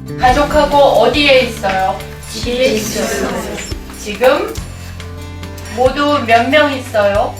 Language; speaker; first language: Korean; non-native, learner; French